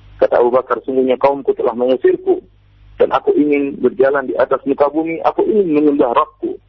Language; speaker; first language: Indonesian; native; Indonesian